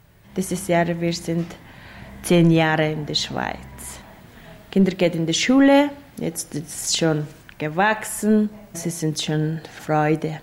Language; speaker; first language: German; non-native, learner; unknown